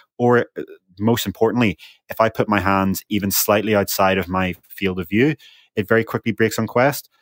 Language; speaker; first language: English; native; English